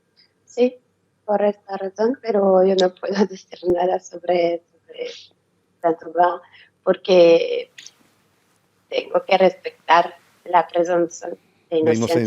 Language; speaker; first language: Spanish; non-native, learner; French